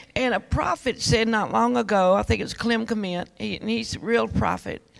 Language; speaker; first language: English; native; English